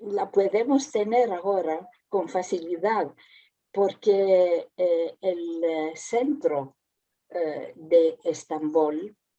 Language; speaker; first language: Spanish; early bilingual, heritage; Ladino